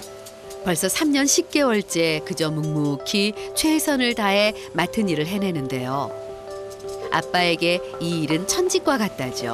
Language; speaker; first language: Korean; native; Korean